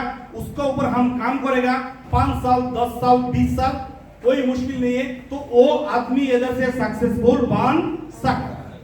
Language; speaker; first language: Hindi; non-native, local second language; Bangla